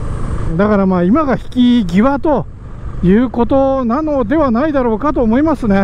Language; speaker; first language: Japanese; native; Japanese